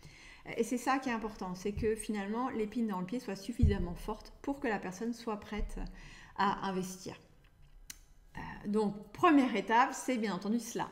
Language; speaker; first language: French; native; French